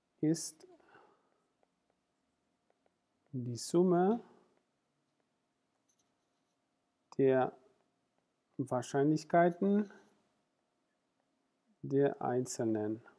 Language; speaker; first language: German; non-native, fluent; Spanish